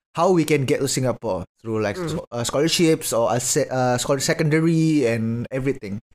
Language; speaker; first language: English; non-native, fluent; Indonesian